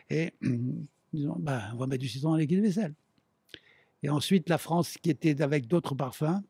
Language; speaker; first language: French; native; French